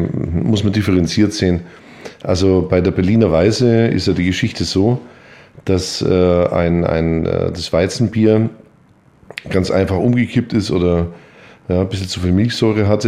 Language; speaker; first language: German; native; German